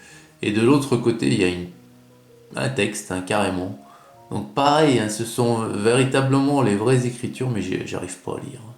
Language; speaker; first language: French; native; French